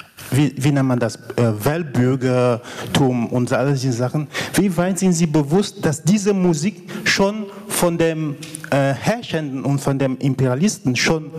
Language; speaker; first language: German; non-native, fluent; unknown